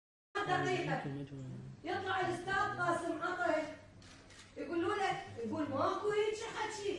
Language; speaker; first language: Arabic; native; Arabic